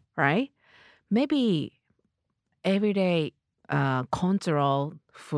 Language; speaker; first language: English; non-native, learner; Japanese